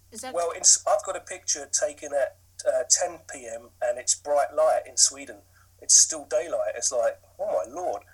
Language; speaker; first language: English; native; English